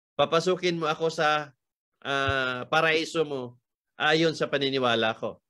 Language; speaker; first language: Filipino; native; Filipino